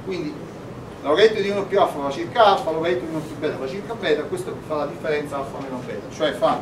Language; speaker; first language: Italian; native; Italian